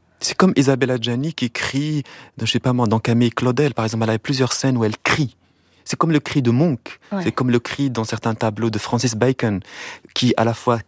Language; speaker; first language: French; non-native, local second language; Arabic